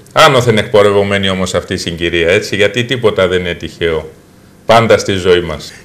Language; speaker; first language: Greek; native; Greek